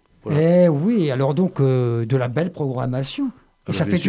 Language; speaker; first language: French; native; French